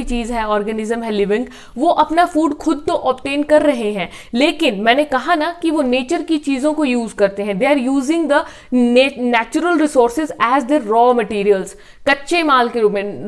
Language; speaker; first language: Hindi; native; Hindi